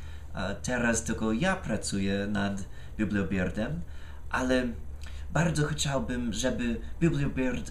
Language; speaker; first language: Polish; non-native, fluent; English